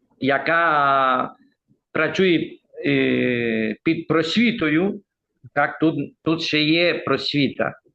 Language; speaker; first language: Ukrainian; early bilingual, heritage; Ukrainian